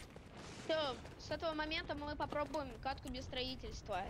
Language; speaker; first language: Russian; native; Russian